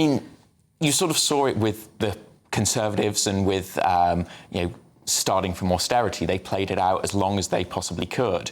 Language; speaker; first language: English; native; English